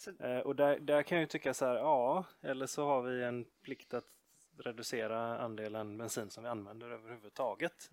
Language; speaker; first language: Swedish; native; Swedish